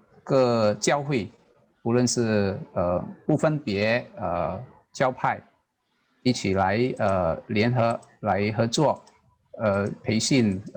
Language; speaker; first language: Chinese; non-native, learner; Indonesian